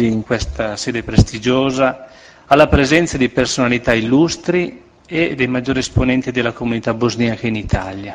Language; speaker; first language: Italian; native; Italian